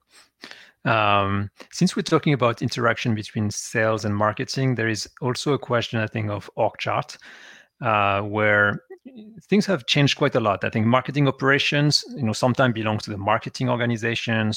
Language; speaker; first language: English; non-native, fluent; French